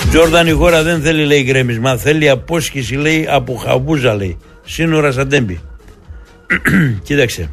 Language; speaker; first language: Greek; native; Greek